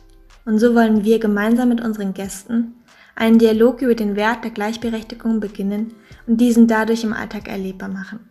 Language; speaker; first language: German; native; German